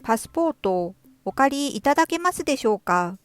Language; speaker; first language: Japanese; non-native, fluent; Korean